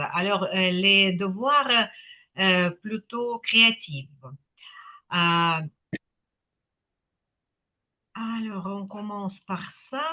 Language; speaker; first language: French; non-native, fluent; Ukrainian